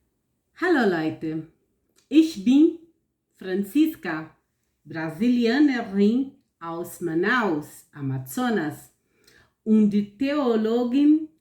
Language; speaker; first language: German; non-native, learner; Portuguese